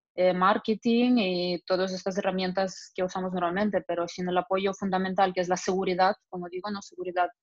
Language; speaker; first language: Spanish; non-native, fluent; Russian